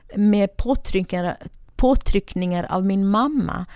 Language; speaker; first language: Swedish; non-native, fluent; Kurdish